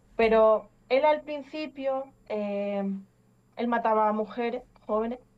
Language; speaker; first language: Spanish; early bilingual, other home language; English